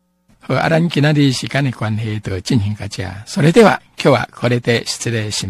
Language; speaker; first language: Japanese; non-native, fluent; Min Nan Chinese